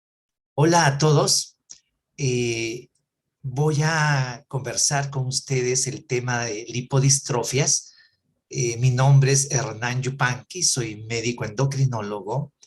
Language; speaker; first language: Spanish; native; Spanish